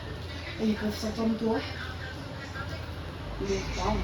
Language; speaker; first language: French; native; French